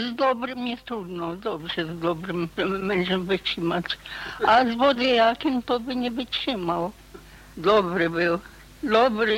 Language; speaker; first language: Polish; early bilingual, heritage; Polish